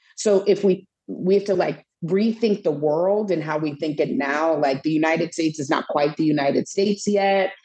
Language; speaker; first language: English; native; English